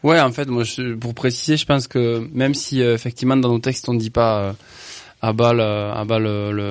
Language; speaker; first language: French; native; French